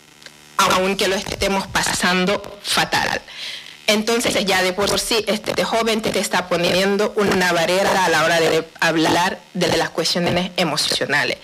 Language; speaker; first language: Spanish; non-native, fluent; Wolof